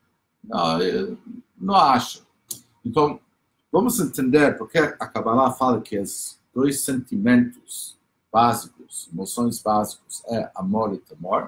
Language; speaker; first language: Portuguese; non-native, fluent; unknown